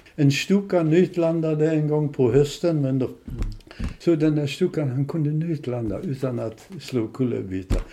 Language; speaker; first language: Swedish; non-native, fluent; German